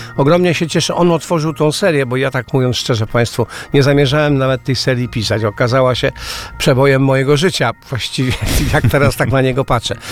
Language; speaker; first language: Polish; native; Polish